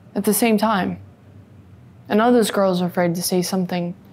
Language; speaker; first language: English; native; English